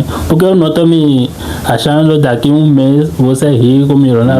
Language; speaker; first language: Portuguese; non-native, fluent; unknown